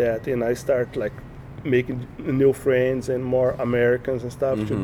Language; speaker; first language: English; non-native, learner; Portuguese